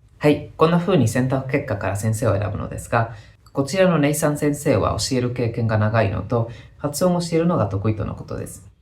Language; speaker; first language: Japanese; non-native, fluent; Spanish